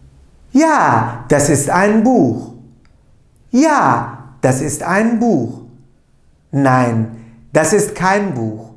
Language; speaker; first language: German; non-native, fluent; Turkish